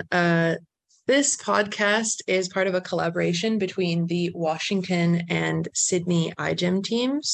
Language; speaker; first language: English; native; English